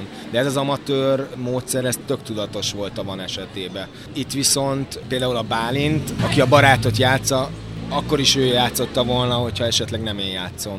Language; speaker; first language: Hungarian; native; Hungarian